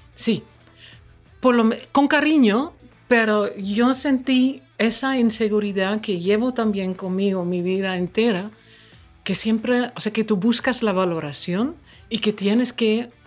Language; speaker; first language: Spanish; non-native, fluent; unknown